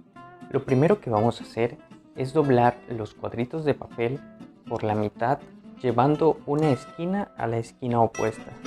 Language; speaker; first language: Spanish; native; Spanish